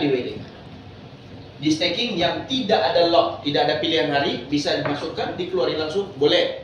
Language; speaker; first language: Indonesian; native; Indonesian